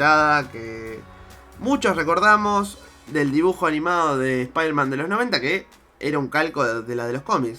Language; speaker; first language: Spanish; native; Spanish